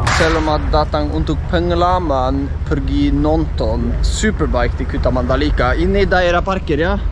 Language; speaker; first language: Indonesian; non-native, fluent; Norwegian